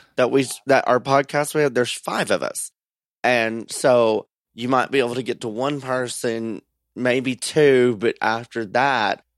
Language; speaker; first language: English; native; English